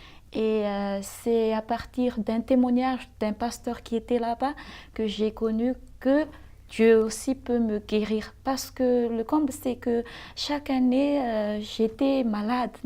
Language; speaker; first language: French; non-native, local second language; Malagasy